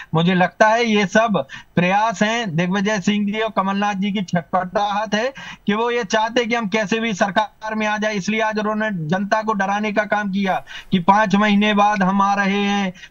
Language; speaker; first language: Hindi; native; Hindi